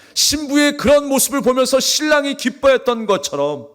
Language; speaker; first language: Korean; native; Korean